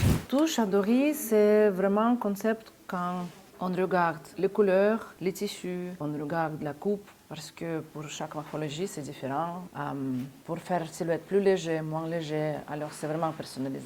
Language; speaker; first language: French; non-native, fluent; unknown